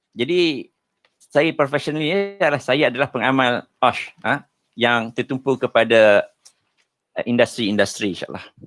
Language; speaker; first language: Malay; native; Malay